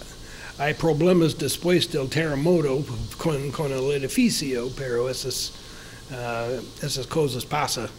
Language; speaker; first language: Spanish; non-native, fluent; English